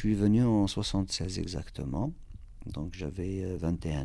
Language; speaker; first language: French; non-native, local second language; Kabyle